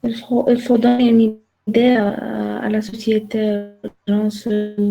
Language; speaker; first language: French; non-native, learner; Arabic